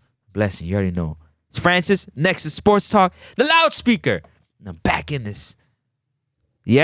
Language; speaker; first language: English; native; English